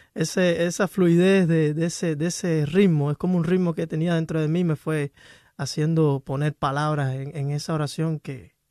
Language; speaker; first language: Spanish; native; Spanish